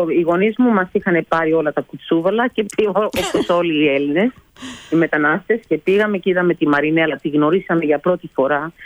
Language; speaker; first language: Greek; early bilingual, heritage; Greek